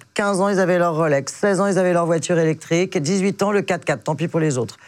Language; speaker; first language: French; native; French